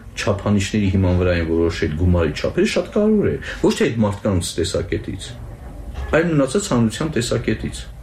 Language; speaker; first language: Armenian; native; Armenian